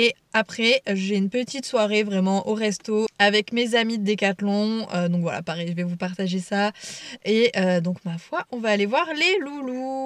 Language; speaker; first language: French; native; French